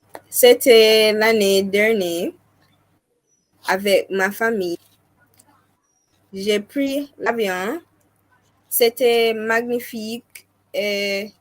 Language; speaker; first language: French; non-native, learner; English